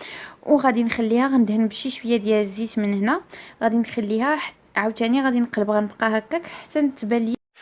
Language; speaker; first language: Arabic; native; Arabic